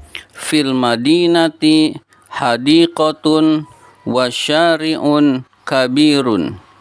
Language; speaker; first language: Arabic; non-native, fluent; Indonesian